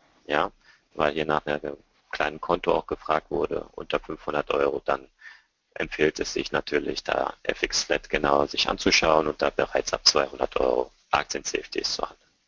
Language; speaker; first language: German; native; German